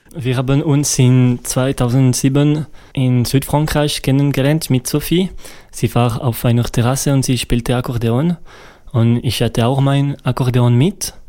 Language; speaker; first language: German; non-native, local second language; French